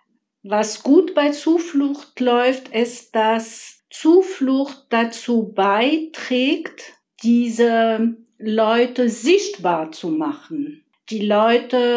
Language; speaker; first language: German; non-native, fluent; Arabic